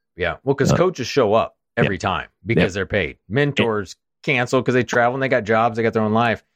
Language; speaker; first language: English; native; English